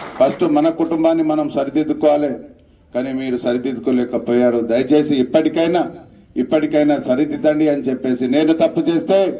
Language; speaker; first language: Telugu; non-native, local second language; Lambadi